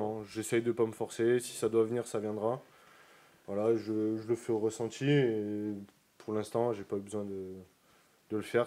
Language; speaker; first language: French; native; French